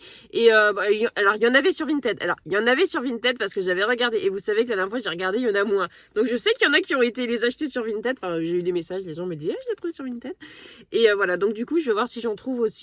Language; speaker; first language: French; native; French